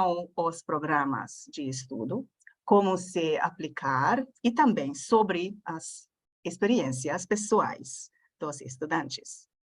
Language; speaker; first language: Portuguese; non-native, fluent; Hungarian